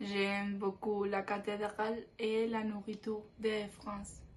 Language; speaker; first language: French; non-native, learner; Spanish